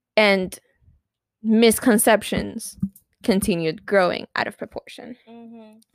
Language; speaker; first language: English; non-native, fluent; Spanish